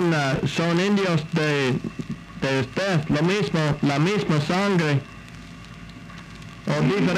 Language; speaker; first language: Spanish; non-native, fluent; English